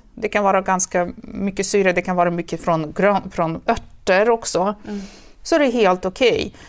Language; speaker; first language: Swedish; non-native, fluent; Russian